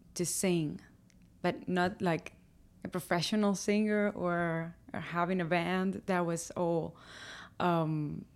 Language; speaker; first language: English; non-native, fluent; Spanish